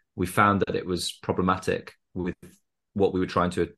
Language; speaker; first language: English; native; English